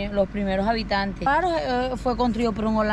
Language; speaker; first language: Spanish; native; Spanish